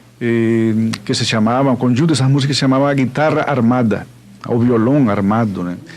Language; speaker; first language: Portuguese; non-native, fluent; Spanish